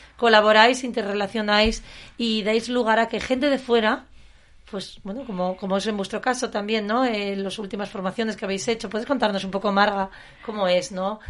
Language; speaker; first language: Spanish; native; Spanish